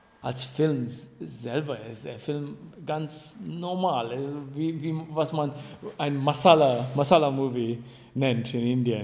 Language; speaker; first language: German; non-native, fluent; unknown